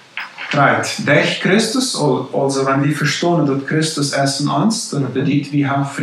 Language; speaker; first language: German; non-native, local second language; Plautdietsch